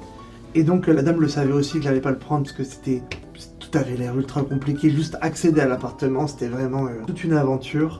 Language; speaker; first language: French; native; French